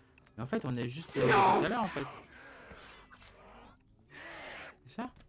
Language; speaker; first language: French; native; French